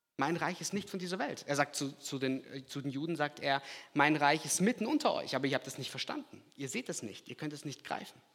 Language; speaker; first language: German; early bilingual, other home language; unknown